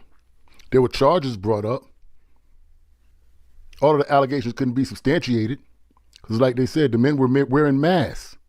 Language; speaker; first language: English; native; English